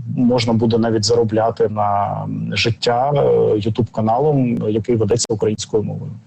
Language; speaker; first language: Ukrainian; non-native, local second language; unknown